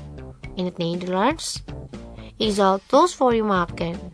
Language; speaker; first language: Dutch; non-native, fluent; Indonesian